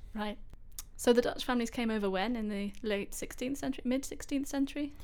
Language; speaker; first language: English; native; English